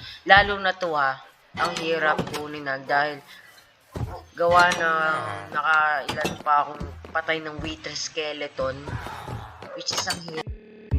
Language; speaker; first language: Filipino; native; Filipino